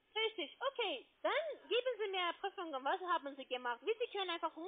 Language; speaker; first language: German; non-native, fluent; French